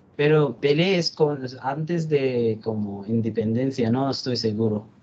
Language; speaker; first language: Spanish; non-native, learner; Bangla